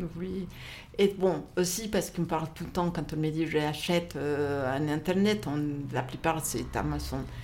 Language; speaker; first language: French; non-native, fluent; Spanish